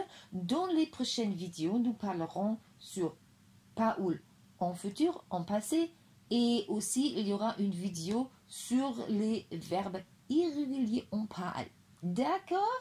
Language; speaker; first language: French; non-native, fluent; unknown